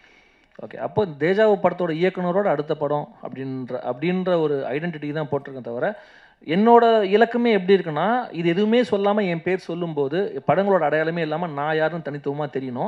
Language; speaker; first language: Tamil; native; Tamil